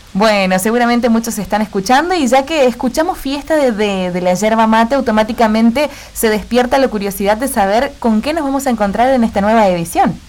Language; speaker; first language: Spanish; native; Spanish